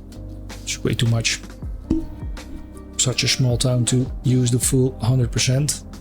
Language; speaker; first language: English; non-native, fluent; Dutch